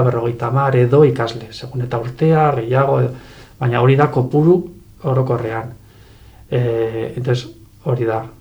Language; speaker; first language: Basque; non-native, local second language; Spanish